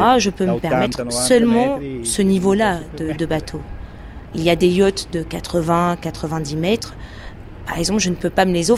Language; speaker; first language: French; native; French